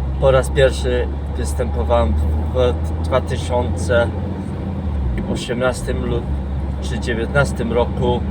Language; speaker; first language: Polish; non-native, fluent; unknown